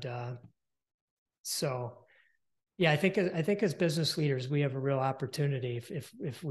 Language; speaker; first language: English; native; English